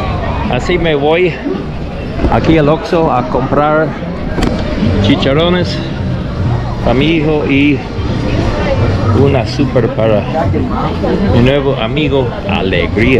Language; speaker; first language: Spanish; non-native, learner; English